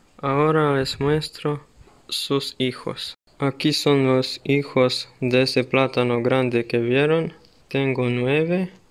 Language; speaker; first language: Spanish; non-native, learner; Serbian